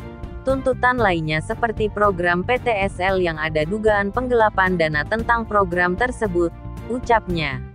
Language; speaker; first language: Indonesian; native; Indonesian